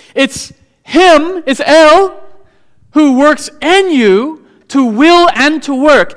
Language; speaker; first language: English; native; English